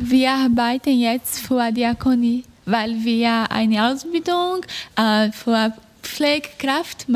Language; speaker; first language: German; non-native, learner; Portuguese